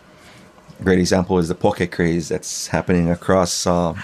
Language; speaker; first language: English; native; English